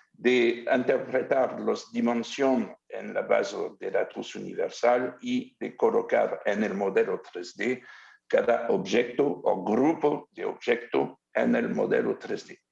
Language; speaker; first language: Spanish; non-native, learner; French